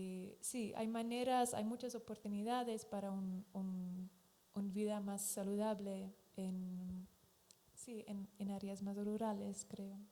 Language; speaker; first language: Spanish; non-native, fluent; Dutch